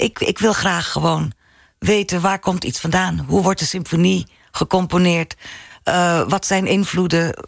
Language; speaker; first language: Dutch; native; Dutch